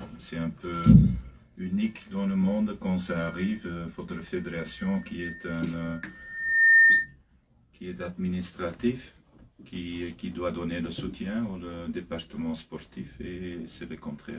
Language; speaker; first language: French; non-native, fluent; Dutch